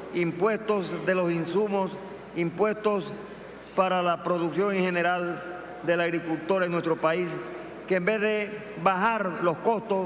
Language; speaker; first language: Spanish; native; Spanish